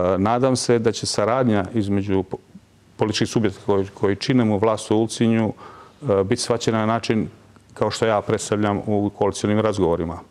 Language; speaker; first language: Serbian; non-native, local second language; Albanian